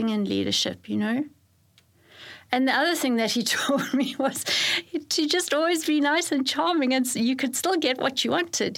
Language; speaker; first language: English; native; English